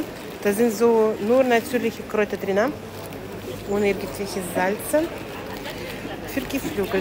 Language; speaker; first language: German; non-native, fluent; Latvian